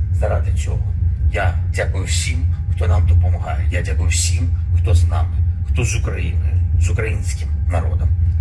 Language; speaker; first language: Ukrainian; non-native, local second language; Russian